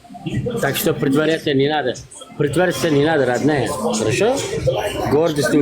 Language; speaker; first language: Russian; non-native, local second language; Uzbek